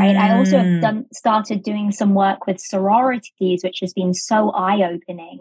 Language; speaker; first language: English; native; English